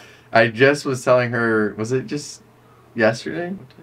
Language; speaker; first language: English; native; English